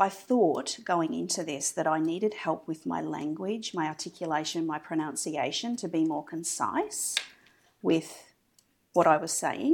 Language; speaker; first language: English; native; English